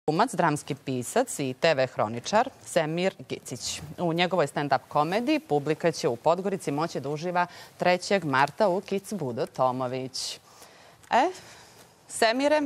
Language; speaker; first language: Serbian; native; Serbian